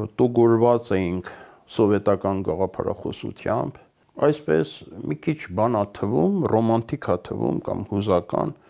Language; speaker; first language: Armenian; early bilingual, heritage; Armenian